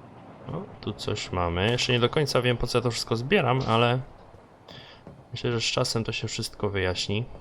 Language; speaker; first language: Polish; native; Polish